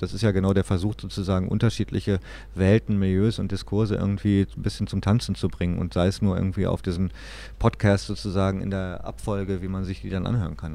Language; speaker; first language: German; native; German